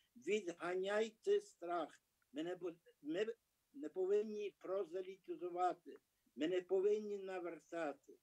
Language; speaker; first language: Ukrainian; early bilingual, heritage; Ukrainian